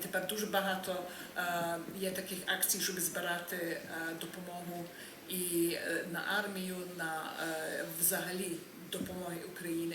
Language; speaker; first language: Ukrainian; early bilingual, heritage; Ukrainian